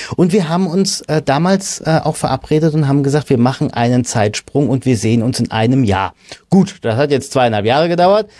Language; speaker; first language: German; native; German